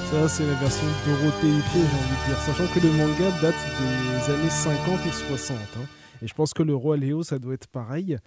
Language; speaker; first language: French; native; French